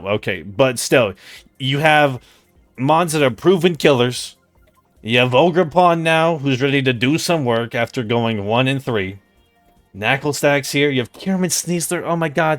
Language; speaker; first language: English; native; English